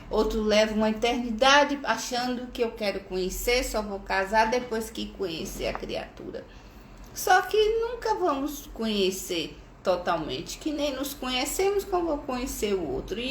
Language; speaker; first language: Portuguese; native; Portuguese